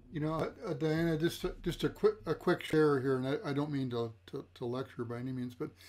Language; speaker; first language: English; native; English